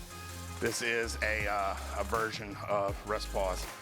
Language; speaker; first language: English; native; English